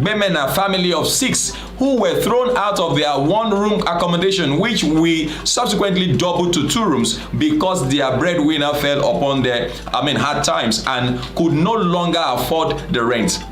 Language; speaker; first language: English; non-native, local second language; Yoruba